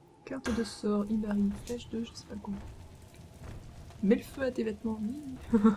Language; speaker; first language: French; native; French